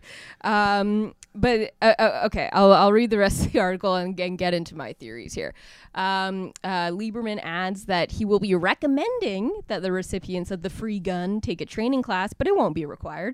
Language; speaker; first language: English; native; English